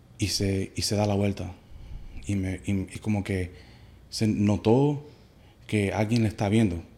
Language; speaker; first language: Spanish; early bilingual, heritage; Spanish